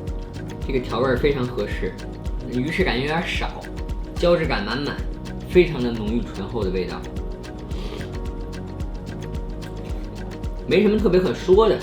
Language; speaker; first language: Chinese; native; Chinese